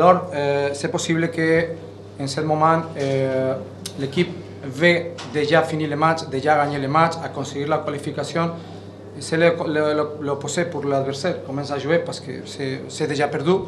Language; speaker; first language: French; non-native, learner; Catalan